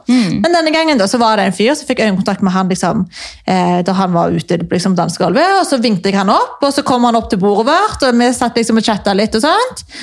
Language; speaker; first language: Norwegian; native; Norwegian